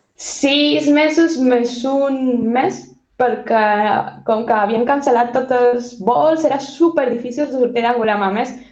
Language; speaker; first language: Catalan; non-native, local second language; Spanish